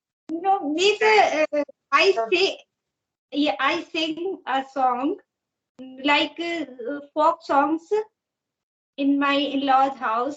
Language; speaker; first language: English; non-native, learner; Hindi